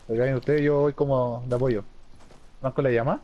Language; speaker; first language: Spanish; native; Spanish